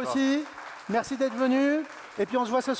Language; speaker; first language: French; native; French